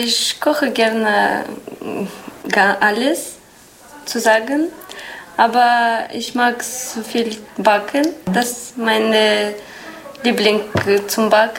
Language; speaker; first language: German; non-native, learner; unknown